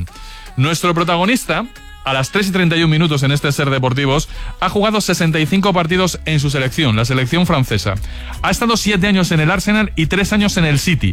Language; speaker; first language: Spanish; native; Spanish